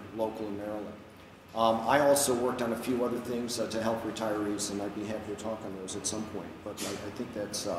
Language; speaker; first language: English; native; English